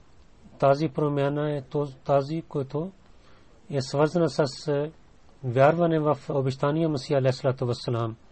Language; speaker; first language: Bulgarian; non-native, learner; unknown